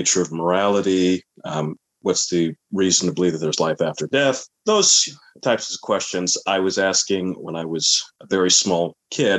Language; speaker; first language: English; native; English